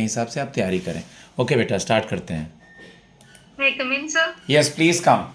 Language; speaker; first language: Hindi; native; Hindi